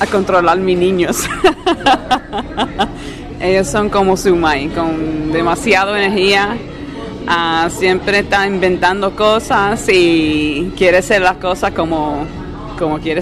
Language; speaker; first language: Spanish; early bilingual, heritage; English